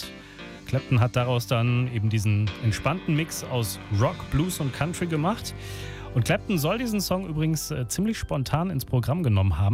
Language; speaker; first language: German; native; German